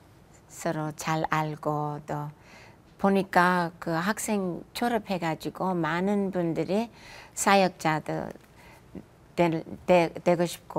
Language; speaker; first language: Korean; non-native, fluent; English